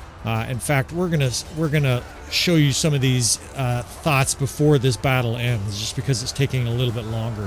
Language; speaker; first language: English; native; English